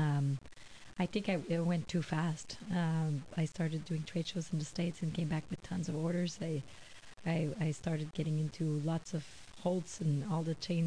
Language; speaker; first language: English; native; English